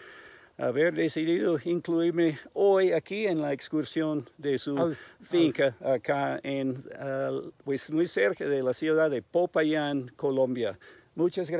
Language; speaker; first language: Spanish; non-native, fluent; English